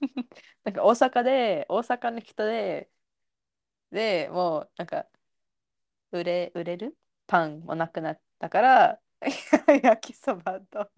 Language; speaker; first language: Japanese; non-native, learner; English